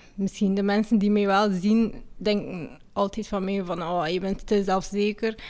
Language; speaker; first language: Dutch; early bilingual, other home language; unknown